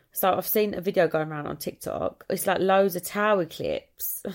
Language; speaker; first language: English; native; English